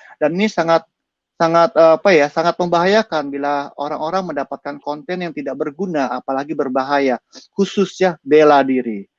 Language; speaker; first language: Indonesian; native; Indonesian